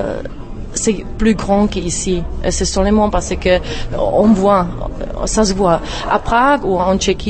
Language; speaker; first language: French; non-native, fluent; Czech